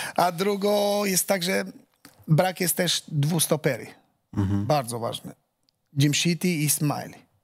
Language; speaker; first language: Polish; non-native, learner; Albanian